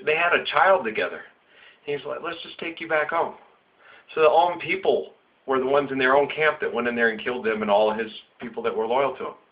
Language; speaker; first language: English; native; English